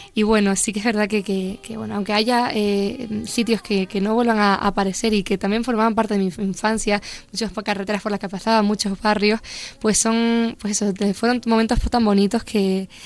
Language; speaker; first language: Spanish; native; Spanish